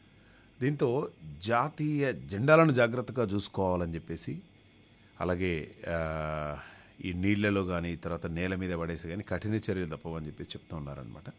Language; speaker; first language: Telugu; native; Telugu